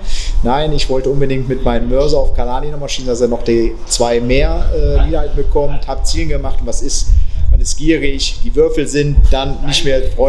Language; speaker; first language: German; native; German